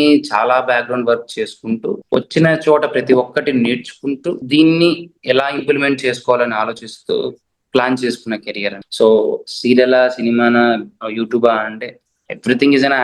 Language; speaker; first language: Telugu; native; Telugu